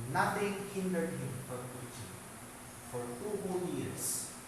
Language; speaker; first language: English; non-native, local second language; Filipino